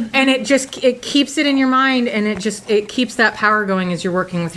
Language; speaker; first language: English; native; English